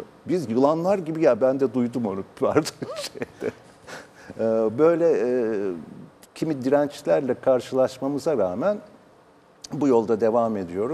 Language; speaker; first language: Turkish; native; Turkish